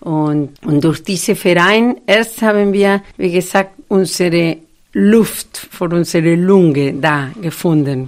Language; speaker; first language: German; non-native, fluent; Spanish